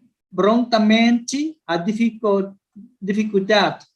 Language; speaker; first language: Portuguese; non-native, learner; Vietnamese